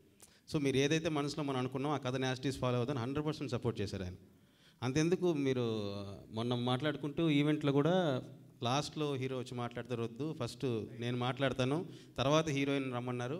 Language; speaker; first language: Telugu; native; Telugu